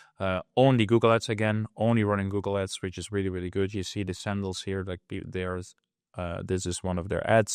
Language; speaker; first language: English; non-native, fluent; Dutch